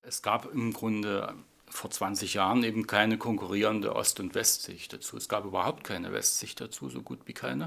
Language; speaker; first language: German; native; German